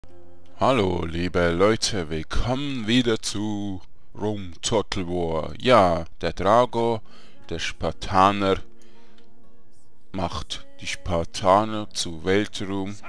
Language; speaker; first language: German; native; German